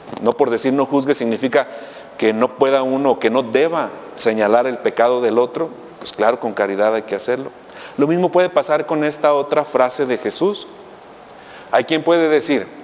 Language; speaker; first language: Spanish; native; Spanish